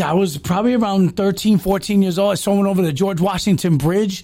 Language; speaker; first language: English; early bilingual, other home language; Spanish